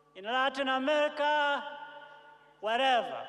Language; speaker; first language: English; non-native, local second language; Kinyarwanda